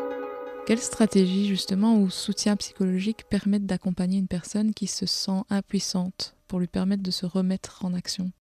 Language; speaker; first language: French; native; French